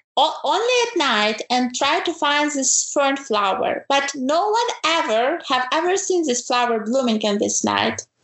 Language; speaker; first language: English; non-native, fluent; Ukrainian